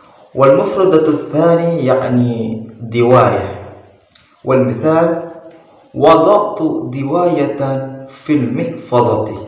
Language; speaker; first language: Arabic; non-native, learner; Indonesian